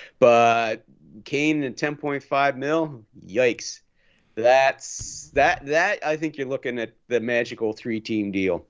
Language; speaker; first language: English; native; English